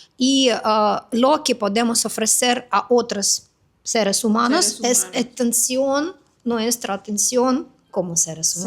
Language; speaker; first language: Spanish; non-native, fluent; Russian